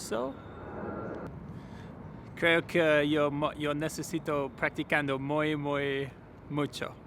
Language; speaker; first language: Spanish; non-native, learner; English